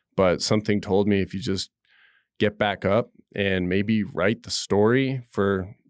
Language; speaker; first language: English; native; English